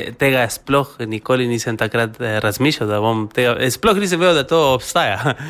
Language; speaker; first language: Slovenian; non-native, fluent; Spanish